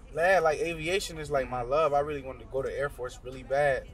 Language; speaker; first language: English; early bilingual, other home language; Haitian Creole